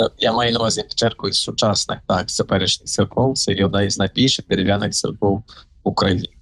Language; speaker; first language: Ukrainian; native; Ukrainian